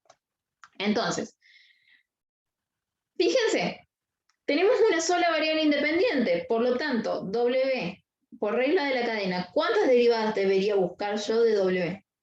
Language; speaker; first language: Spanish; native; Spanish